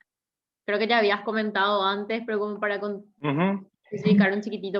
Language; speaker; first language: Spanish; native; Spanish